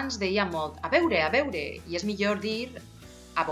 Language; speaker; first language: Catalan; non-native, local second language; Spanish